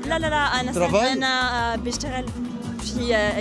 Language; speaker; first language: Arabic; non-native, local second language; French